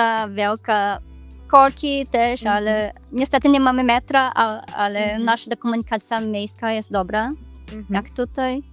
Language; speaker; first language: Polish; non-native, learner; Portuguese